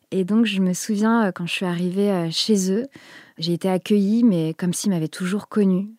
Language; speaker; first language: French; native; French